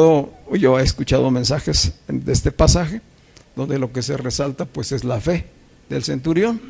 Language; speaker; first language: Spanish; native; Spanish